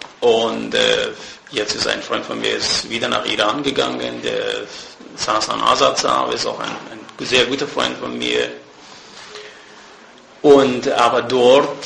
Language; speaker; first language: German; non-native, fluent; Persian